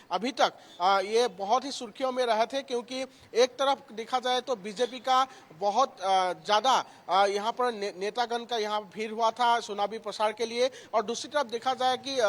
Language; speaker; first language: Hindi; non-native, local second language; Assamese